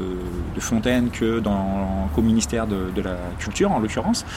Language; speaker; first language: French; native; French